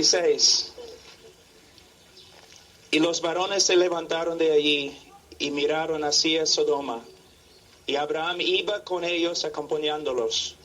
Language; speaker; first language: Spanish; non-native, fluent; English